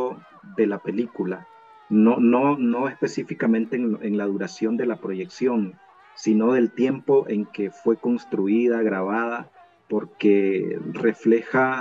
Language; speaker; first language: Spanish; native; Spanish